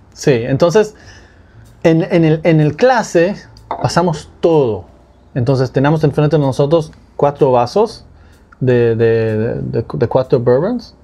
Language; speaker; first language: Spanish; non-native, fluent; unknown